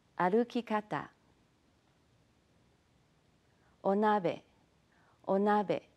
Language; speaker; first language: Japanese; non-native, fluent; Chinese